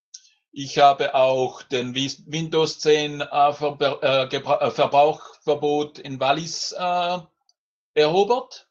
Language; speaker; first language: German; non-native, local second language; French